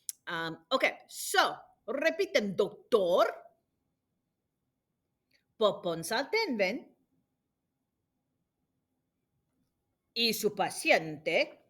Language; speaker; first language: Spanish; non-native, fluent; English